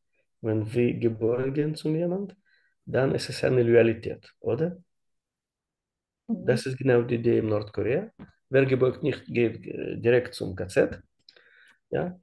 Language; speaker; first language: German; non-native, learner; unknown